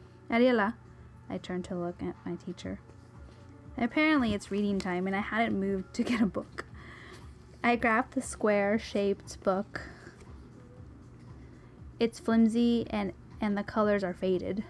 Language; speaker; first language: English; early bilingual, other home language; Spanish